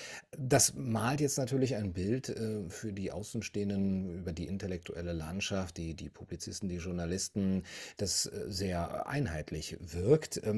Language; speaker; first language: German; native; German